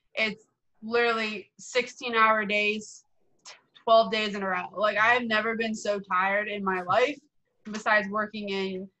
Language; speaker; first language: English; native; English